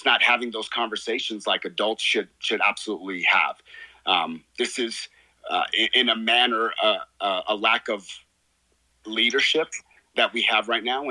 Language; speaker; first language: English; native; English